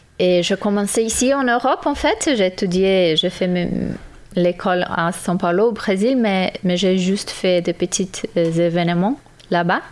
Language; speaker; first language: French; non-native, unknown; Portuguese